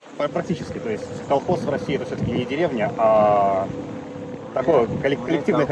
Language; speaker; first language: Russian; native; Russian